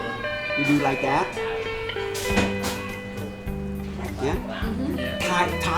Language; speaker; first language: English; non-native, learner; Khmer